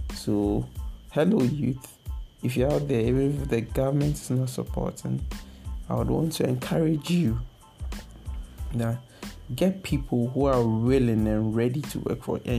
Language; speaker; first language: English; non-native, local second language; Akan